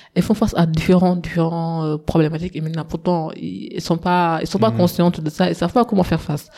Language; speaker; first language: French; non-native, local second language; Wolof